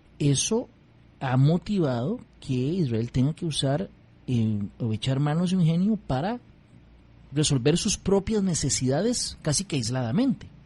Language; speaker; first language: Spanish; native; Spanish